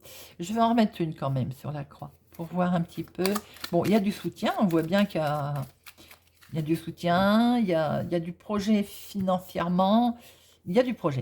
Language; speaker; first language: French; native; French